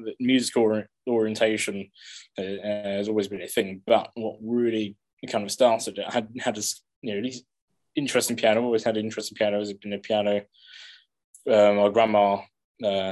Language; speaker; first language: English; native; English